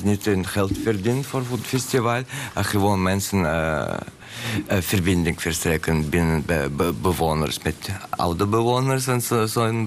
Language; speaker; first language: Dutch; non-native, learner; Russian